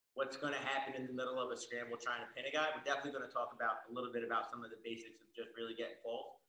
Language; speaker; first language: English; native; English